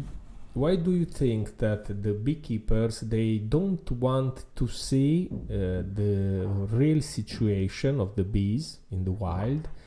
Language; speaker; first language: English; non-native, fluent; Italian